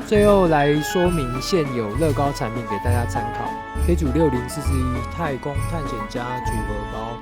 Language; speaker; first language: Chinese; native; Chinese